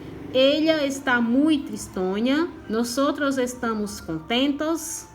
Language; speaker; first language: Spanish; non-native, fluent; Portuguese